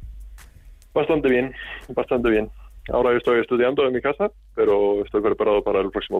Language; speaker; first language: Spanish; non-native, learner; Icelandic